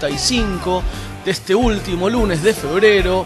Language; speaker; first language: Spanish; native; Spanish